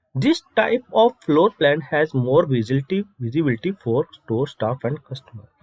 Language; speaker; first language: English; non-native, local second language; Punjabi